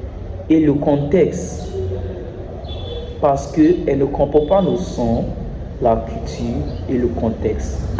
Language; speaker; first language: French; non-native, learner; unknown